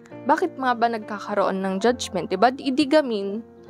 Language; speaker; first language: Filipino; non-native, local second language; Iloko